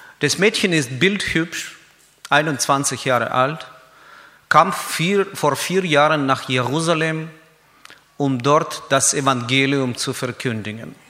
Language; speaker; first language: German; non-native, fluent; Russian